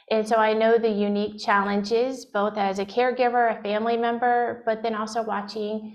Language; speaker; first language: English; native; English